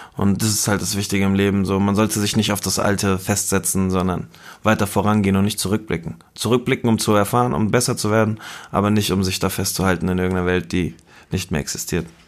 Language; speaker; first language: German; early bilingual, other home language; Spanish